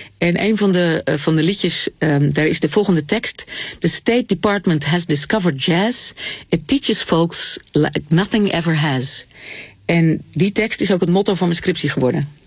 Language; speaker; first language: Dutch; native; Dutch